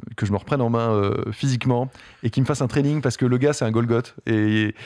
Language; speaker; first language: French; native; French